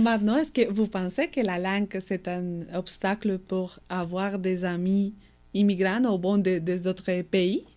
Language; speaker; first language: French; non-native, fluent; Spanish